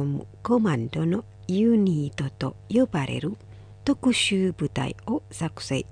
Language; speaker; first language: Japanese; non-native, fluent; Indonesian